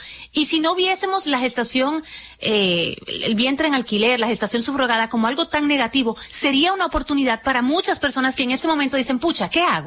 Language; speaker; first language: Spanish; native; Spanish